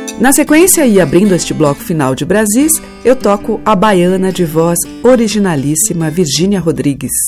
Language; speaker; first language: Portuguese; native; Portuguese